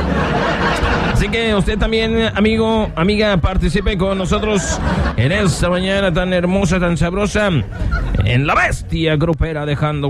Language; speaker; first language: Spanish; native; Spanish